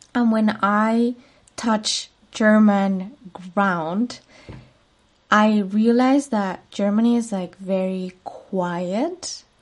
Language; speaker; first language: English; non-native, fluent; Spanish